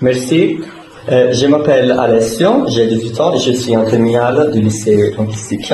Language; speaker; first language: French; non-native, learner; Italian